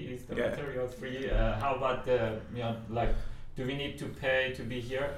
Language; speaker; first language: English; non-native, fluent; Persian